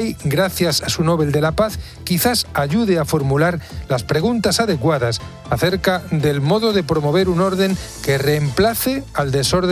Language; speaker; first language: Spanish; native; Spanish